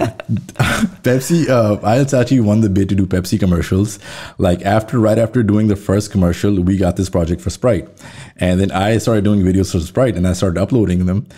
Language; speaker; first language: English; native; English